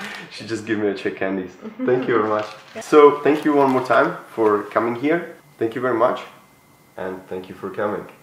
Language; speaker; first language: English; non-native, fluent; Czech